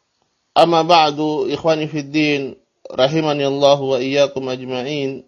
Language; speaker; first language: Arabic; non-native, fluent; Indonesian